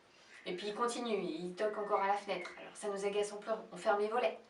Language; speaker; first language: French; native; French